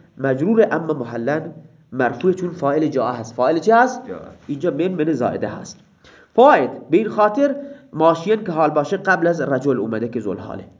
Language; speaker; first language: Persian; non-native, local second language; Baluchi